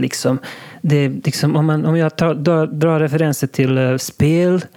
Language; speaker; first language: Swedish; non-native, local second language; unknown